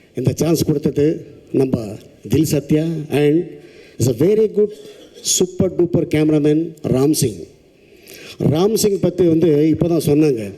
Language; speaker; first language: Tamil; non-native, local second language; Telugu